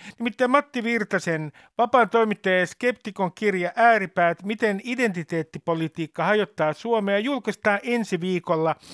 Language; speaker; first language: Finnish; native; Finnish